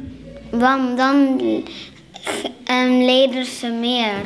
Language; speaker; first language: Dutch; non-native, learner; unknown